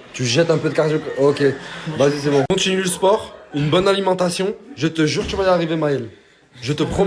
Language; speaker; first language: French; native; French